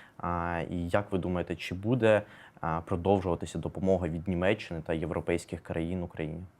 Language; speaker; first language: Ukrainian; native; Ukrainian